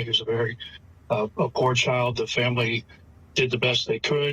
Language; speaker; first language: English; native; English